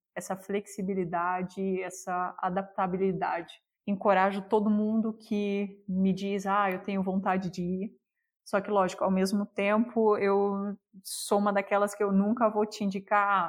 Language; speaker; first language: Portuguese; non-native, local second language; German